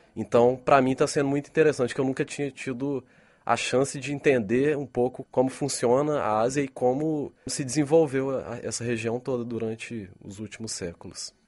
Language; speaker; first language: Portuguese; native; Portuguese